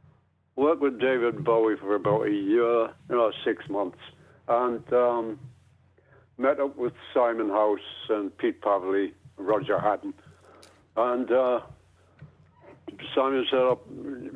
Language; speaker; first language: English; native; English